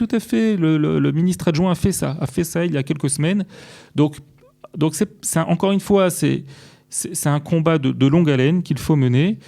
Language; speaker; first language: French; native; French